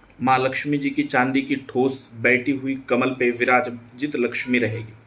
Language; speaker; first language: Hindi; non-native, local second language; Marathi